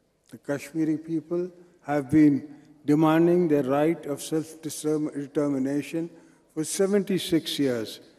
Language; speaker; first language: English; non-native, local second language; Sindhi